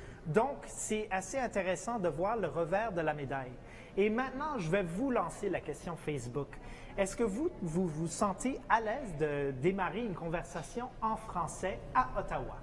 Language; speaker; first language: French; native; French